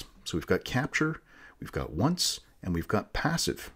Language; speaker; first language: English; native; English